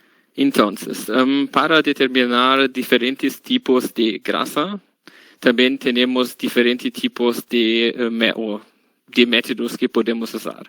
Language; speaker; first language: Spanish; non-native, learner; German